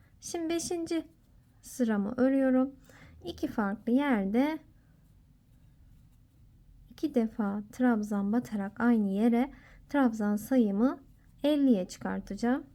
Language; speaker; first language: Turkish; native; Turkish